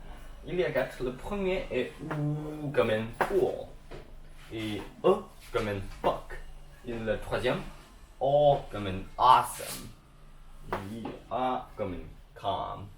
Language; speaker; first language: French; non-native, learner; English